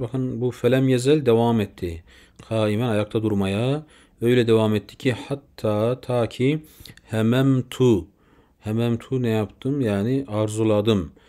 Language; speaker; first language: Turkish; native; Turkish